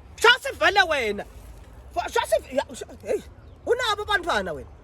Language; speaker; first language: Zulu; non-native, local second language; Swati